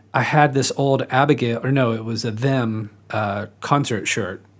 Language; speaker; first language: English; native; English